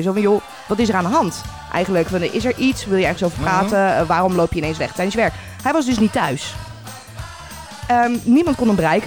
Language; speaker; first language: Dutch; native; Dutch